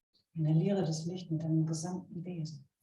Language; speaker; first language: German; native; German